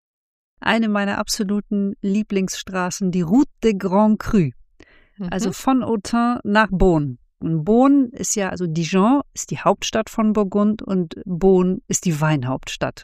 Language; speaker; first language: German; native; German